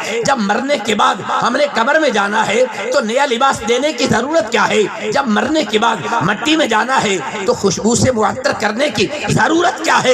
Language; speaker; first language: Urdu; non-native, local second language; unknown